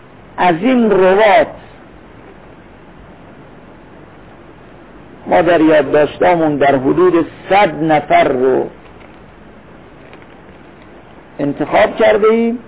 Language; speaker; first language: Persian; native; Persian